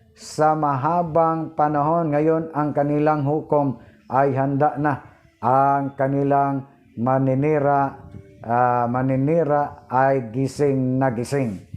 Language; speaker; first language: Filipino; non-native, local second language; Cebuano